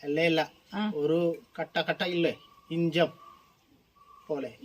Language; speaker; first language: Malayalam; non-native, learner; Hindi